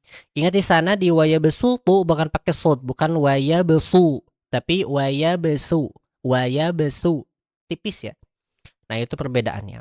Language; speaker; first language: Indonesian; native; Indonesian